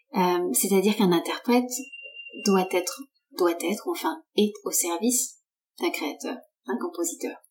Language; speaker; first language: French; native; French